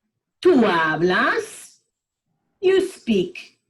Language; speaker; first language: Spanish; non-native, fluent; English